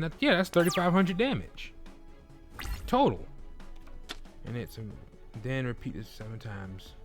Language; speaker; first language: English; native; English